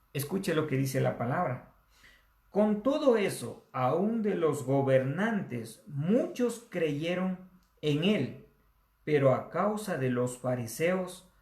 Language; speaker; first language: Spanish; native; Spanish